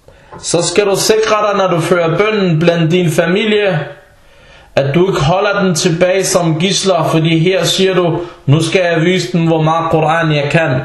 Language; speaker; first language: Danish; non-native, fluent; Arabic